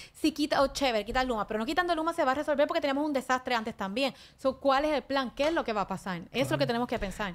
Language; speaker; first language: Spanish; native; Spanish